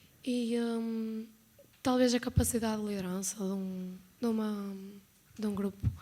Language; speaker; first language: Portuguese; native; Portuguese